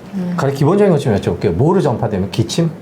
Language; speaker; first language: Korean; native; Korean